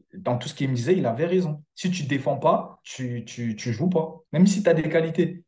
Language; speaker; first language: French; early bilingual, other home language; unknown